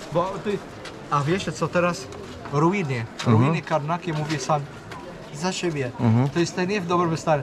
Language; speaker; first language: Polish; non-native, learner; Arabic